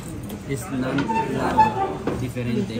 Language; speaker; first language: Spanish; non-native, learner; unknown